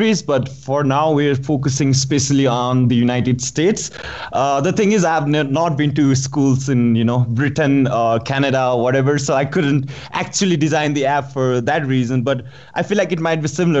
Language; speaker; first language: English; non-native, local second language; Nepali